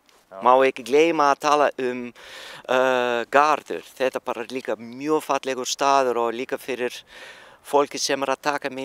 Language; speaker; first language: Icelandic; non-native, learner; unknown